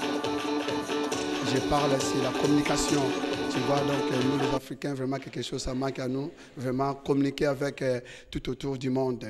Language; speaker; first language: French; non-native, local second language; Lingala